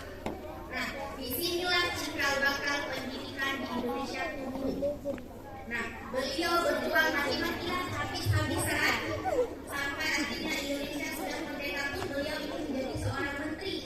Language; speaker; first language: Indonesian; native; Indonesian